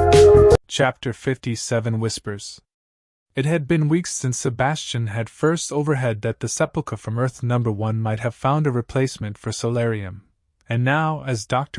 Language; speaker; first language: English; native; English